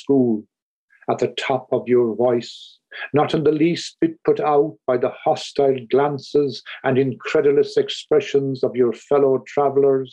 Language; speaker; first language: English; native; English